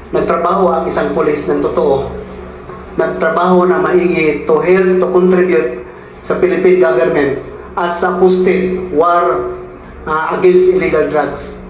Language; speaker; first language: Filipino; non-native, local second language; Cebuano